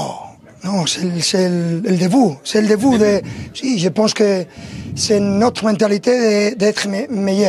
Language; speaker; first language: French; non-native, learner; Spanish